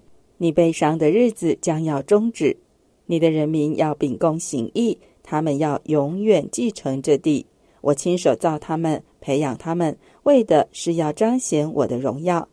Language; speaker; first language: Chinese; native; Chinese